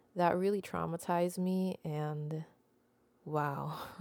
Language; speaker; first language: English; non-native, local second language; Filipino